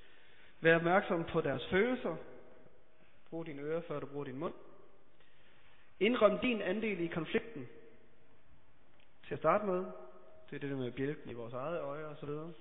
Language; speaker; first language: Danish; native; Danish